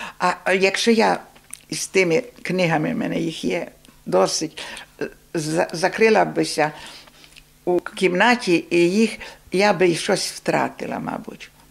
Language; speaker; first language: Ukrainian; native; Ukrainian